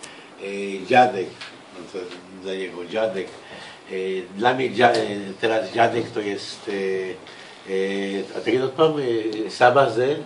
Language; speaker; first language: Polish; early bilingual, heritage; Hebrew